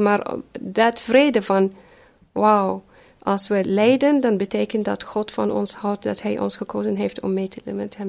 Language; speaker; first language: Dutch; early bilingual, other home language; Arabic